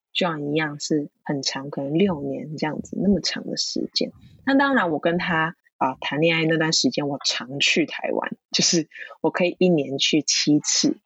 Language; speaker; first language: Chinese; non-native, local second language; Cantonese